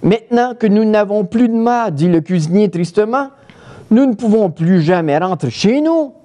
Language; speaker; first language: French; native; French